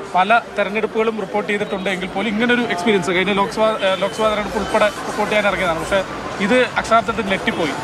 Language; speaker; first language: Malayalam; native; Malayalam